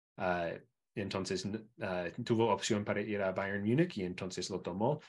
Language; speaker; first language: Spanish; non-native, fluent; English